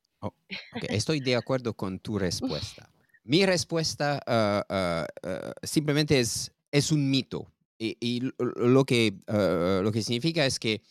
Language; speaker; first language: Spanish; non-native, learner; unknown